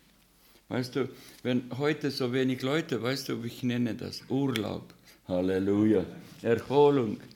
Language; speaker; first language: German; non-native, fluent; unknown